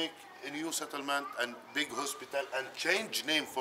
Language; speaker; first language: English; non-native, learner; Arabic